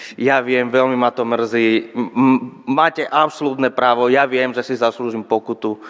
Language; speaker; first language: Slovak; non-native, fluent; Spanish